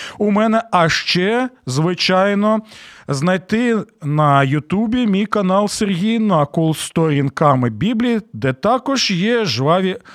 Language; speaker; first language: Ukrainian; native; Ukrainian